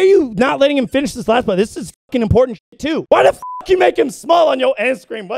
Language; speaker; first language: English; native; English